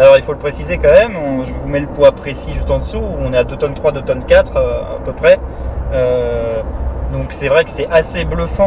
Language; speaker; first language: French; native; French